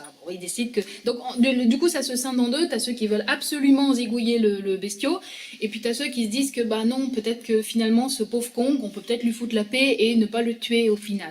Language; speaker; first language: French; native; French